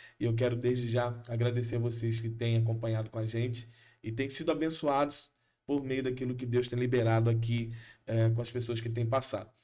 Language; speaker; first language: Portuguese; native; Portuguese